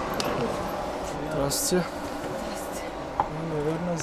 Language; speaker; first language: Russian; non-native, learner; French